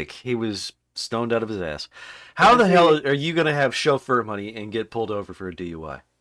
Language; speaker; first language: English; native; English